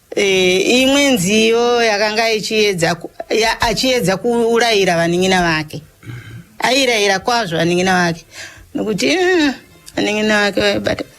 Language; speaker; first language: Shona; native; Shona